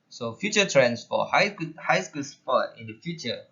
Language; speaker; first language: English; non-native, local second language; Malay